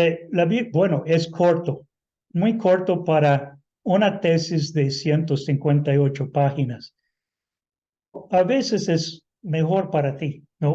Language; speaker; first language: Spanish; non-native, fluent; English